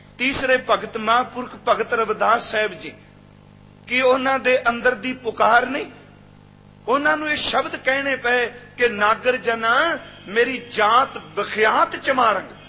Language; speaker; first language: Punjabi; native; Punjabi